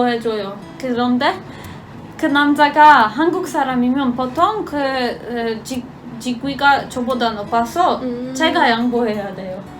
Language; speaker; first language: Korean; non-native, fluent; Polish